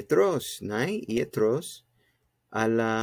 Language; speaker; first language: Greek; non-native, fluent; English